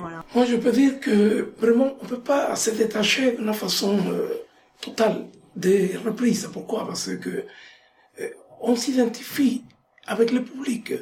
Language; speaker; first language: French; non-native, fluent; Spanish